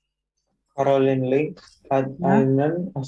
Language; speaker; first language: German; non-native, learner; Indonesian